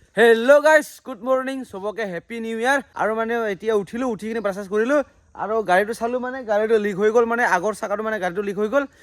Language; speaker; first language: Assamese; non-native, local second language; Garo